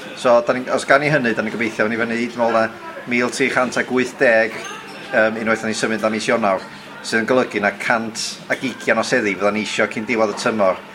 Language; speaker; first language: Welsh; native; Welsh